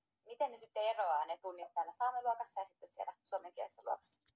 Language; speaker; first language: Finnish; native; Finnish